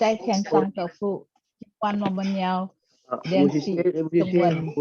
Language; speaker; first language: Chinese; non-native, learner; Indonesian